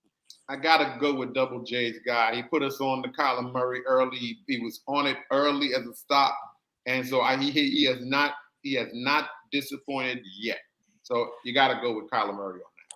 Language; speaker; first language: English; native; English